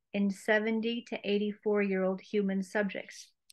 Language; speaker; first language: English; native; English